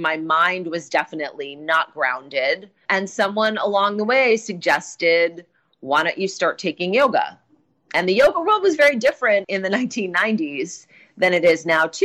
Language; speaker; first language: English; native; English